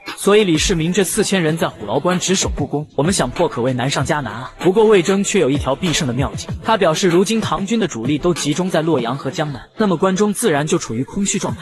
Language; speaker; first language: Chinese; native; Chinese